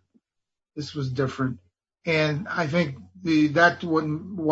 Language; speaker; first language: English; native; English